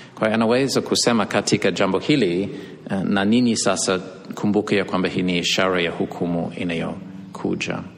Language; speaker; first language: Swahili; non-native, fluent; English